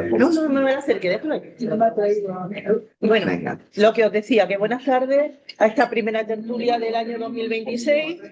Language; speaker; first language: Spanish; native; Spanish